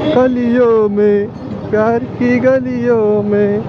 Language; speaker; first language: Hindi; non-native, local second language; Marathi